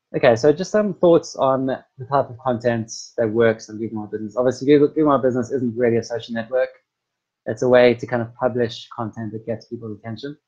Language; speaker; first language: English; native; English